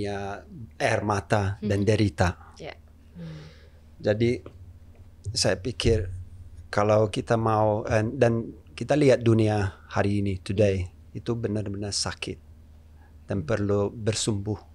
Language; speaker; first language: Indonesian; non-native, fluent; English